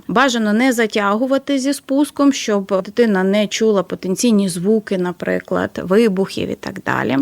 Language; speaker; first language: Ukrainian; native; Ukrainian